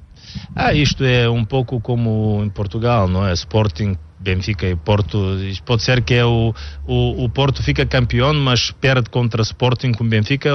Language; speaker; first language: Portuguese; non-native, fluent; Bulgarian